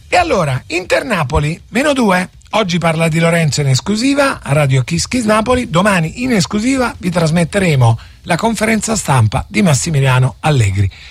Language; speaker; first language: Italian; native; Italian